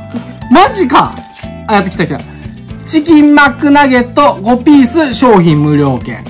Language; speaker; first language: Japanese; native; Japanese